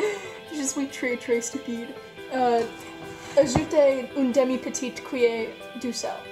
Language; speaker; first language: French; non-native, learner; English